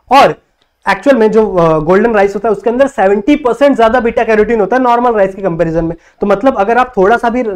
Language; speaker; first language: Hindi; native; Hindi